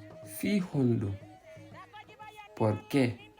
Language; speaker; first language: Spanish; non-native, fluent; Fula